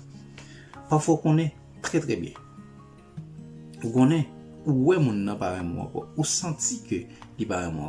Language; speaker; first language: French; non-native, local second language; Haitian Creole